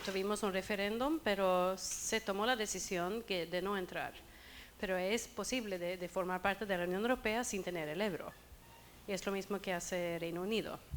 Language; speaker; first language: Spanish; non-native, fluent; Swedish